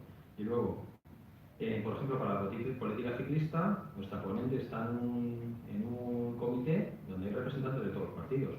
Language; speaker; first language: Spanish; native; Spanish